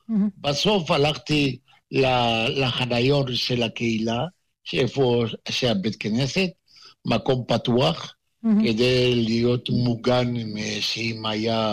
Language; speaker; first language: Hebrew; non-native, fluent; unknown